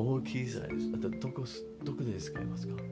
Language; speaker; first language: Japanese; non-native, learner; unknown